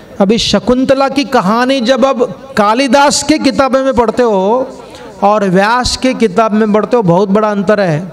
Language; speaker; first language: Hindi; non-native, local second language; Kannada